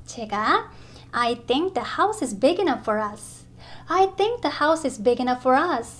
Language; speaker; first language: English; non-native, fluent; Korean